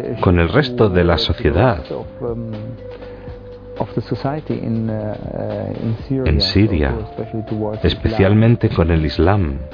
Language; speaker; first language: Spanish; non-native, fluent; German